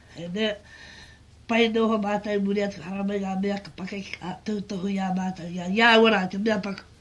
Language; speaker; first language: Māori; native; Māori